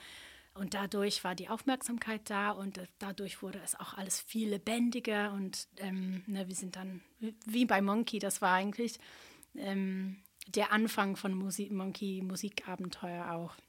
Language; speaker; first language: German; non-native, fluent; English